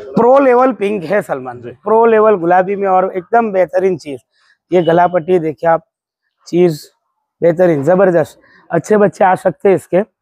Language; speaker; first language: Hindi; non-native, local second language; Gujarati